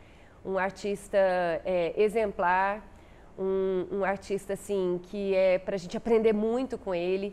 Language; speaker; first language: Portuguese; native; Portuguese